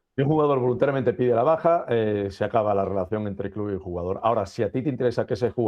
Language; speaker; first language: Spanish; native; Spanish